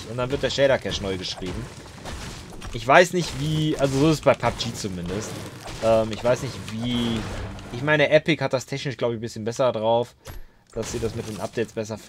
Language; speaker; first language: German; native; German